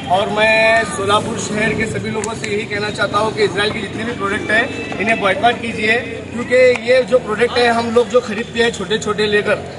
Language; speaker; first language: Hindi; native; Hindi